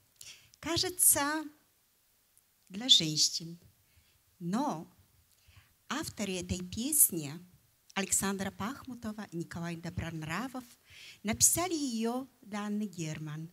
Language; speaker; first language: Russian; non-native, fluent; Polish